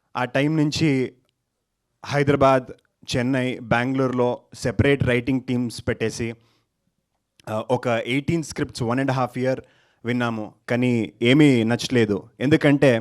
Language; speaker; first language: Telugu; non-native, learner; Kannada